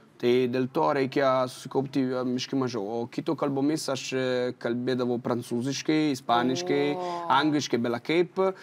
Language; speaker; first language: Lithuanian; non-native, fluent; Italian